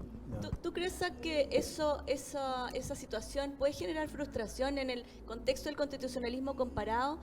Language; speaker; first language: Spanish; native; Spanish